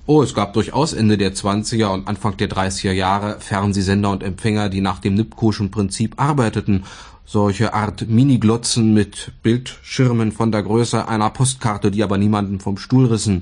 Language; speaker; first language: German; native; German